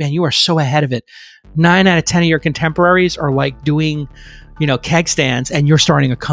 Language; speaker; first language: English; native; English